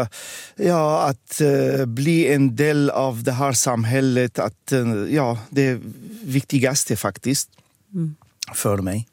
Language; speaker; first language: Swedish; non-native, fluent; Arabic